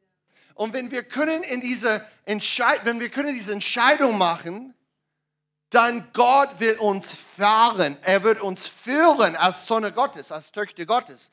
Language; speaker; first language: German; non-native, learner; English